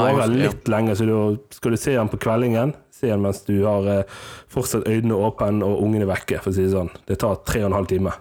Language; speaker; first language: Norwegian; native; Norwegian